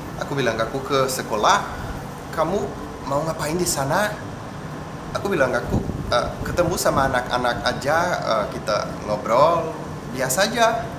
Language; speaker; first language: Indonesian; non-native, fluent; Portuguese